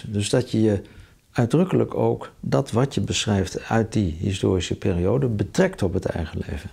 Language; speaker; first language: Dutch; native; Dutch